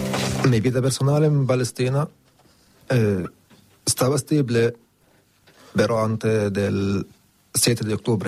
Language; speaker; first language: Spanish; non-native, learner; Arabic